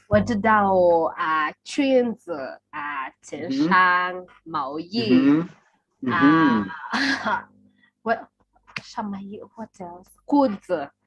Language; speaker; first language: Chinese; non-native, learner; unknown